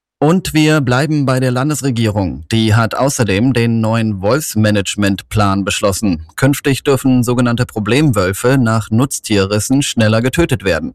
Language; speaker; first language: German; native; German